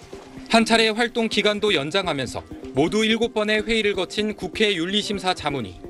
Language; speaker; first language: Korean; native; Korean